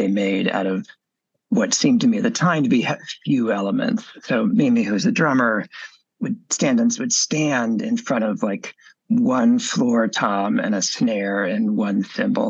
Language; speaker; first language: English; native; English